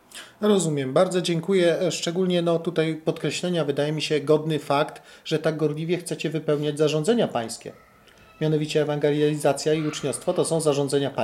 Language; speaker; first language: Polish; native; Polish